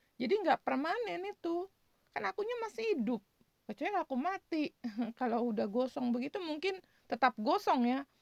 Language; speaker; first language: Indonesian; native; Indonesian